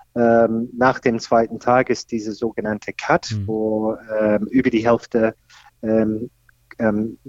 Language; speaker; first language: German; non-native, fluent; English